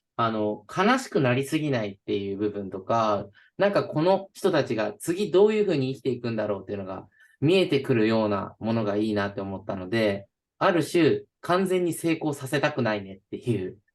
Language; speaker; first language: Japanese; native; Japanese